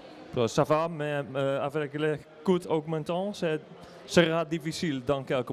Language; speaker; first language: French; non-native, learner; Dutch